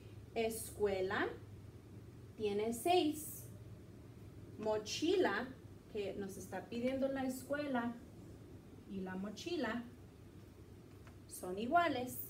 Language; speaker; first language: Spanish; early bilingual, heritage; Spanish